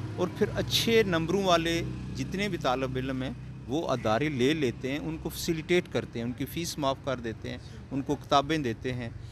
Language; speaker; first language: Urdu; non-native, local second language; Pahari-Potwari